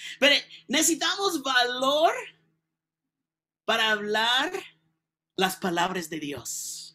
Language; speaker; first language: Spanish; non-native, learner; English